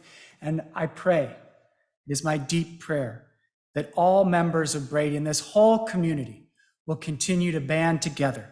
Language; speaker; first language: English; native; English